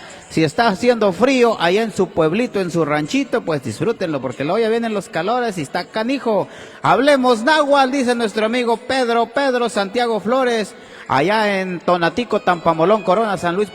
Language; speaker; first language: Spanish; native; Spanish